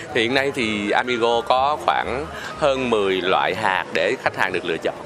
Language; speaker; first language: Vietnamese; native; Vietnamese